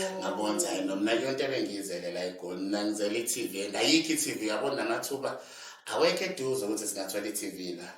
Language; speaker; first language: Zulu; native; Zulu